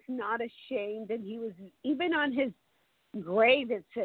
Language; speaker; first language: English; early bilingual, other home language; Spanish